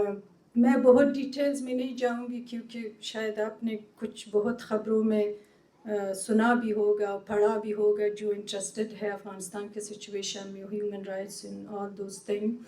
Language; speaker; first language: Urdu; non-native, fluent; Persian